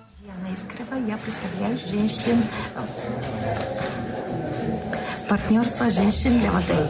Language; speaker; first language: Russian; non-native, learner; Bulgarian